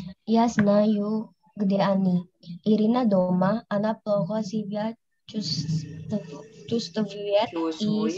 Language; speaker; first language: Russian; non-native, learner; Indonesian